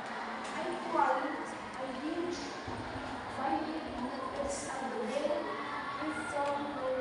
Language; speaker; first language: English; non-native, learner; Indonesian